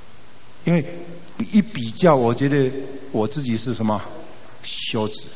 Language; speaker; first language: Chinese; native; Chinese